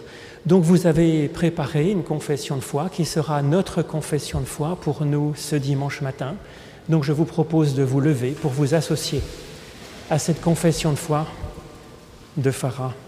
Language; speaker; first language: French; native; French